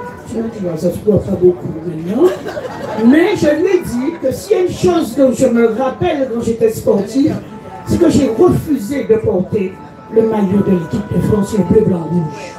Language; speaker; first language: French; native; French